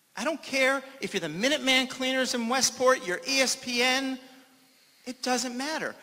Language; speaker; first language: English; native; English